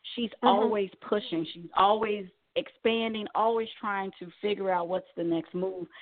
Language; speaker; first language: English; native; English